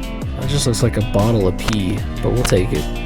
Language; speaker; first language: English; native; English